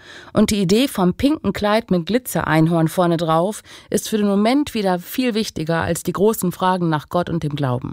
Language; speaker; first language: German; native; German